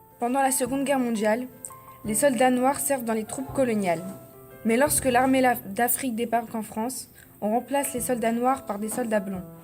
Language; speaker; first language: French; native; French